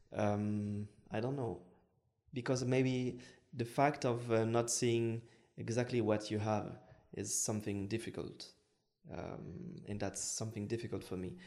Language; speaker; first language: English; non-native, fluent; French